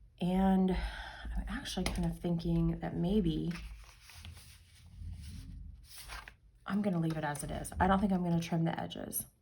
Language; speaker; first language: English; native; English